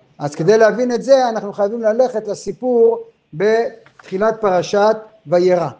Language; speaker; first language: Hebrew; non-native, fluent; French